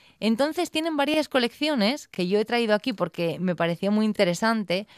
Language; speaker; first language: Spanish; native; Spanish